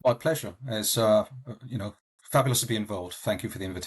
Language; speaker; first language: English; native; English